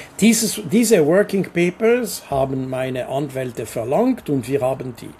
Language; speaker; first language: German; non-native, local second language; French